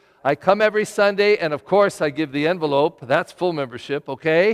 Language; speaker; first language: English; native; English